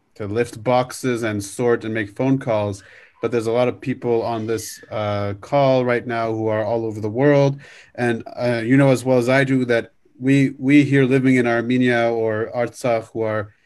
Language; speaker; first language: English; native; English